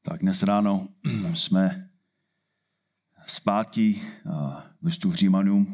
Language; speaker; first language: Czech; non-native, fluent; English